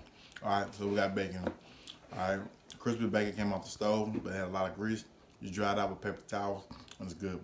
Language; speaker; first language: English; native; English